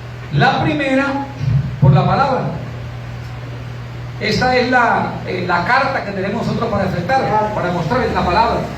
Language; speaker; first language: Spanish; native; Spanish